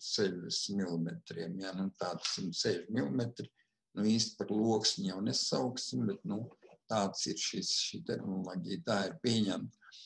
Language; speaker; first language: Latvian; native; Latvian